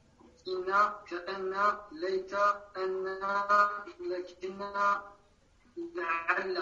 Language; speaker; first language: Arabic; non-native, learner; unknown